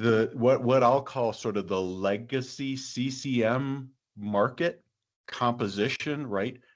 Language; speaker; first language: English; native; English